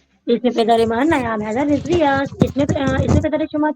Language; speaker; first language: Persian; non-native, learner; Urdu